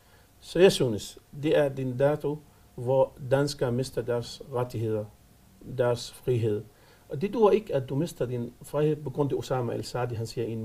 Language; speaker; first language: Danish; non-native, fluent; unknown